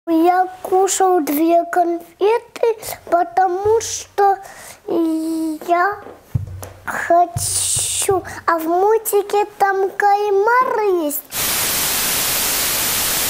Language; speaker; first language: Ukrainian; non-native, local second language; Russian